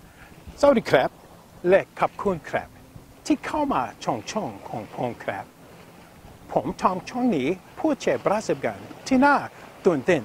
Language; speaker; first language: Thai; non-native, learner; English